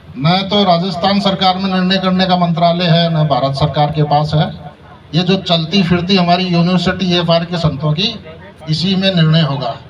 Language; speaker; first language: Hindi; native; Hindi